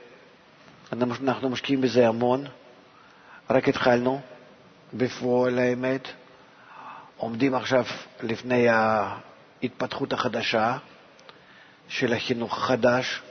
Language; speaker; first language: Hebrew; non-native, fluent; Russian